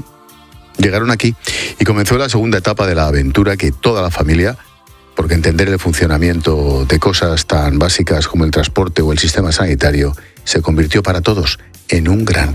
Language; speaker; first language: Spanish; native; Spanish